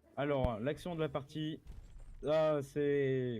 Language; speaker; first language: French; native; French